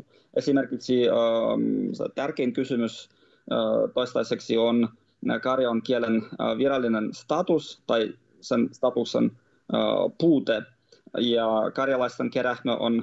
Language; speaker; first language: Finnish; non-native, fluent; Russian